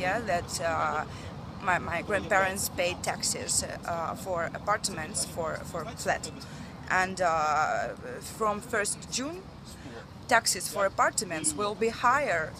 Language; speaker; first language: English; non-native, learner; Russian